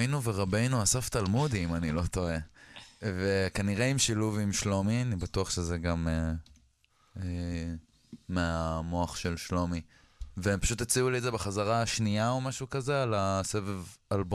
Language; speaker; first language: Hebrew; non-native, local second language; Arabic